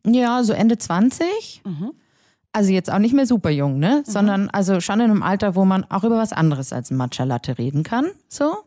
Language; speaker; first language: German; native; German